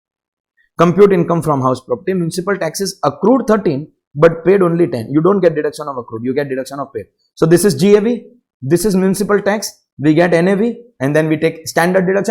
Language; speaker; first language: English; non-native, local second language; Hindi